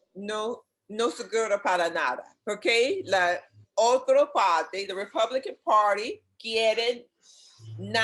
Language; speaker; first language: Spanish; non-native, learner; English